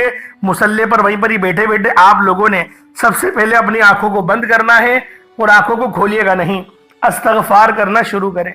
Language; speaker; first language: Urdu; native; Urdu